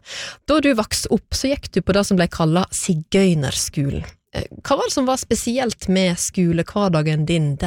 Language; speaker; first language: Norwegian; native; Norwegian